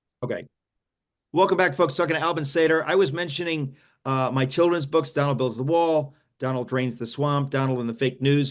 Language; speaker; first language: English; native; English